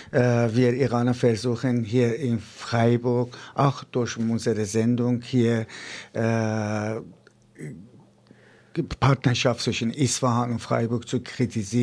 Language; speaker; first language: German; non-native, fluent; Persian